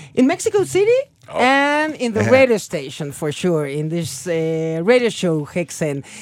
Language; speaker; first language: English; non-native, fluent; Spanish